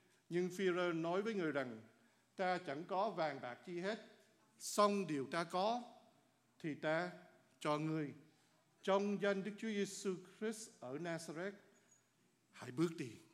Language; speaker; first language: Vietnamese; native; Vietnamese